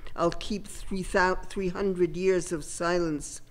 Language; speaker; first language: English; native; English